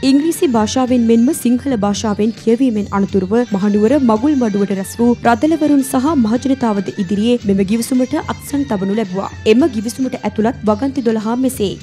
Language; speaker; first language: Sinhala; native; Sinhala